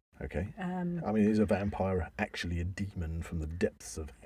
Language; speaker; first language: English; native; English